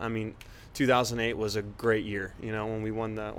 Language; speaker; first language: English; native; English